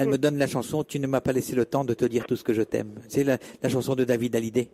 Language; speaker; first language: French; native; French